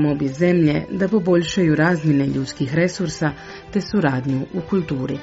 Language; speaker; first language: Croatian; native; Croatian